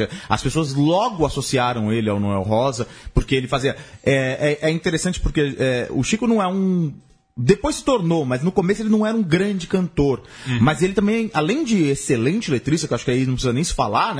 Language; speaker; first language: Portuguese; native; Portuguese